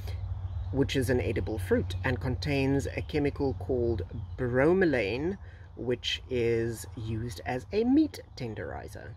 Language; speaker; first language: English; native; English